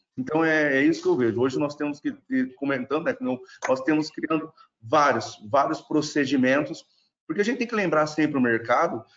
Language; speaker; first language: Portuguese; non-native, fluent; German